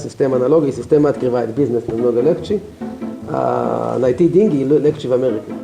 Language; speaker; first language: Russian; non-native, learner; Hebrew